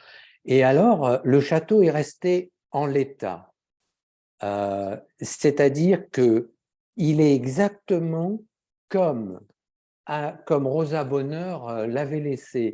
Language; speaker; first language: French; native; French